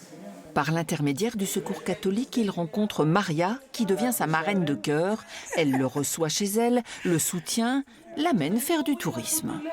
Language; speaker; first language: French; native; French